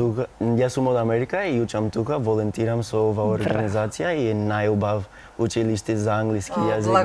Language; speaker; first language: Macedonian; non-native, learner; English